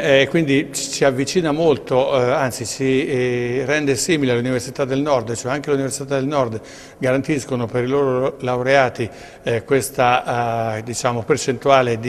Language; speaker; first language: Italian; native; Italian